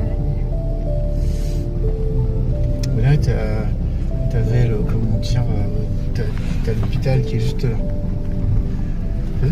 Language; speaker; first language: French; native; French